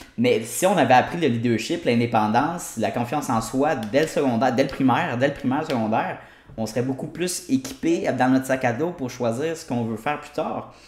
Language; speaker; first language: French; native; French